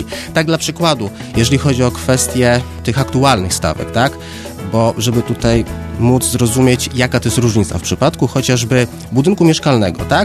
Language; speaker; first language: Polish; native; Polish